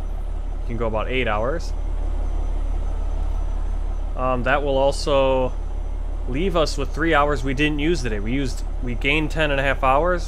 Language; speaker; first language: English; native; English